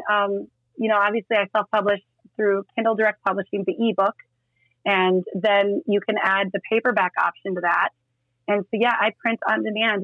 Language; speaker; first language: English; native; English